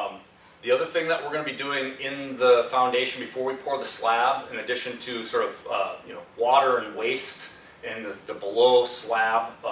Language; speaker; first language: English; native; English